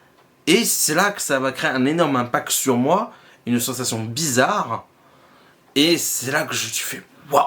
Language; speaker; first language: French; native; French